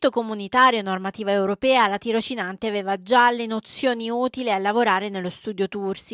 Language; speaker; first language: Italian; native; Italian